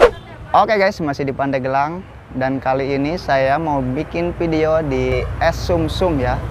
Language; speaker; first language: Indonesian; native; Indonesian